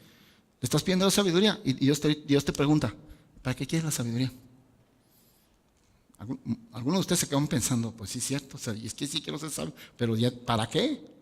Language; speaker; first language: Spanish; native; Spanish